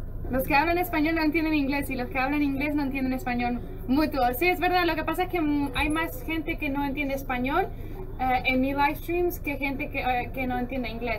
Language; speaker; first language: Spanish; early bilingual, heritage; Spanish